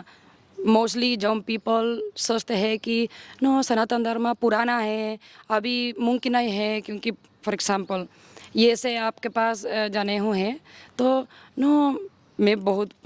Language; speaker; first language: Hindi; non-native, learner; Spanish